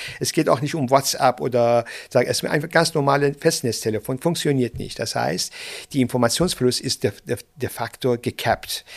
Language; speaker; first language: German; non-native, fluent; Persian